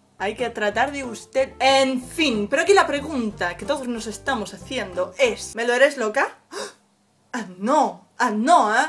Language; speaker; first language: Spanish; early bilingual, other home language; French